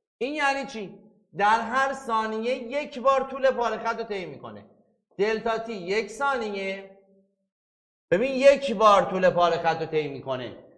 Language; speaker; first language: Persian; native; Persian